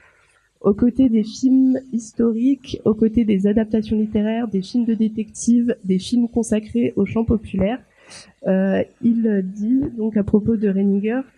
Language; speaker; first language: French; native; French